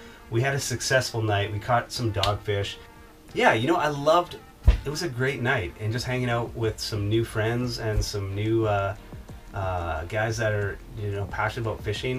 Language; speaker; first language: English; native; English